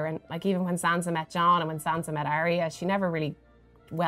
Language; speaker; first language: English; native; English